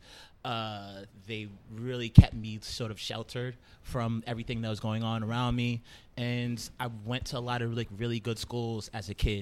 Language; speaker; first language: English; native; English